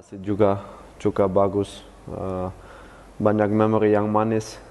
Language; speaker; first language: Indonesian; non-native, fluent; Dutch